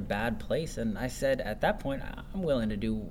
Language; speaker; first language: English; native; English